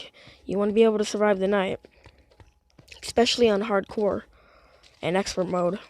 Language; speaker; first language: English; native; English